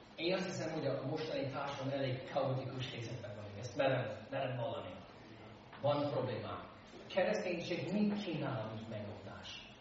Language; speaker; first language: Hungarian; non-native, fluent; English